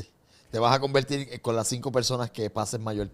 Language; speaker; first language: Spanish; native; Spanish